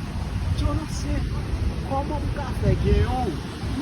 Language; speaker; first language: Portuguese; non-native, learner; Haitian Creole